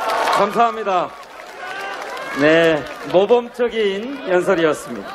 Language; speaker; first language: Korean; native; Korean